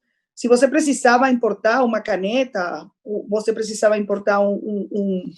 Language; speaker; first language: Portuguese; non-native, fluent; Spanish